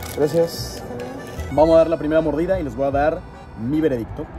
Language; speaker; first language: Spanish; native; Spanish